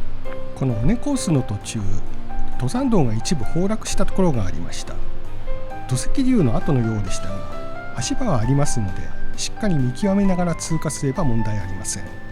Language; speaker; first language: Japanese; native; Japanese